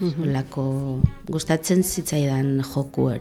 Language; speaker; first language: Basque; non-native, local second language; Spanish